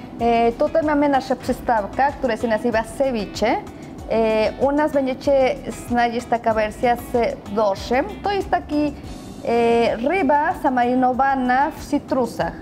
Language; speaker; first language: Polish; non-native, learner; Spanish